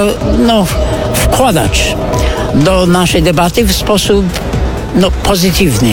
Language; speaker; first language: Polish; non-native, fluent; English